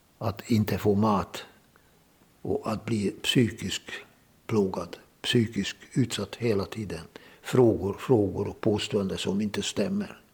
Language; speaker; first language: Swedish; non-native, fluent; Hungarian